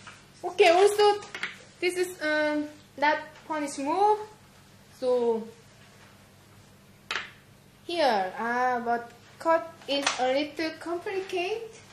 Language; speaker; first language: English; non-native, learner; Korean